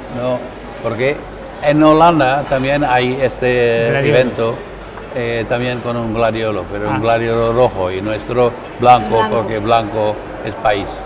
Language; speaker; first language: Spanish; non-native, learner; Dutch